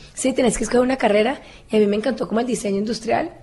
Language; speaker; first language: Spanish; native; Spanish